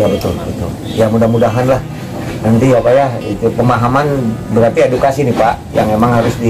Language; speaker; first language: Indonesian; native; Indonesian